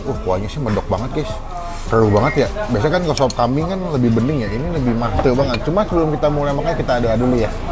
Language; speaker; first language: Indonesian; native; Indonesian